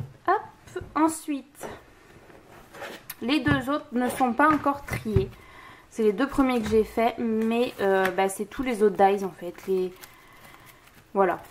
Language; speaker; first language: French; native; French